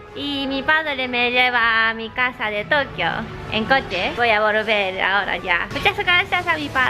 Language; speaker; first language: Spanish; non-native, learner; Japanese